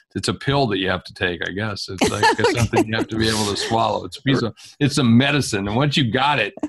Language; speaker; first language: English; native; English